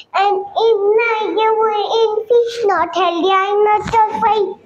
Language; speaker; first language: English; non-native, learner; Pashto